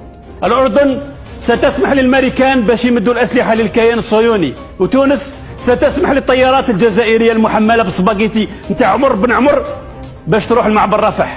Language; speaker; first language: Arabic; native; Arabic